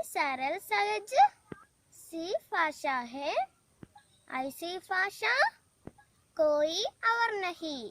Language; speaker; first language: Hindi; non-native, local second language; Malayalam